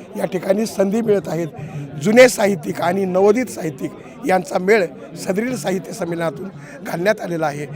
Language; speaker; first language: Marathi; native; Marathi